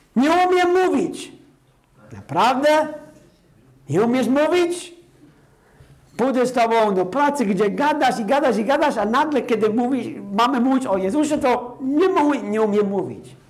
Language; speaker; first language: Polish; non-native, fluent; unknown